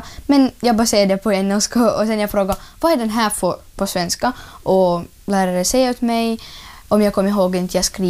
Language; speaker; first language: Swedish; non-native, learner; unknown